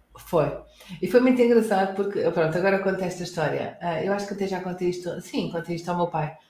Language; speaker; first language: Portuguese; native; Portuguese